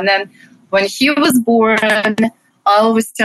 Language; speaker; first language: English; non-native, fluent; Russian